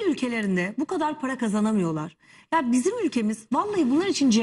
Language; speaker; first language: Turkish; native; Turkish